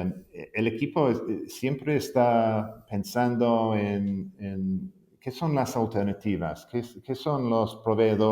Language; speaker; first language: Spanish; non-native, fluent; English